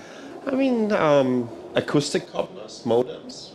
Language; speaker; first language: English; non-native, fluent; German